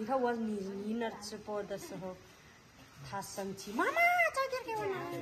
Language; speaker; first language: Chinese; non-native, learner; Nepali